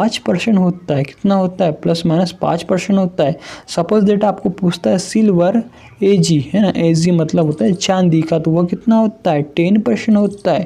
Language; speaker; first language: Hindi; native; Hindi